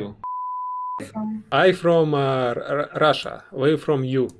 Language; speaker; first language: English; non-native, learner; Russian